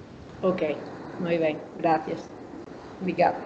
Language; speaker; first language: Portuguese; non-native, learner; Spanish